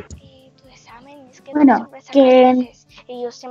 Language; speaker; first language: Spanish; native; Spanish